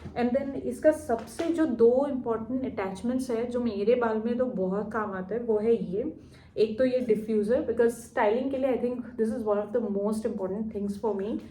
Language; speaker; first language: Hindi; non-native, local second language; Assamese